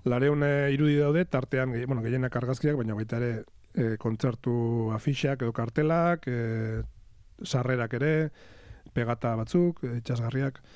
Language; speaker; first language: Basque; native; Basque